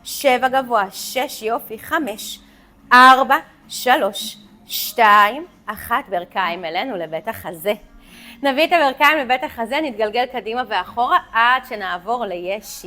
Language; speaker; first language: Hebrew; native; Hebrew